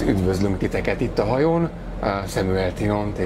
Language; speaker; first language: Hungarian; native; Hungarian